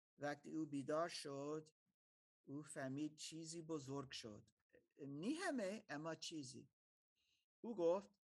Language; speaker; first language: Persian; non-native, fluent; German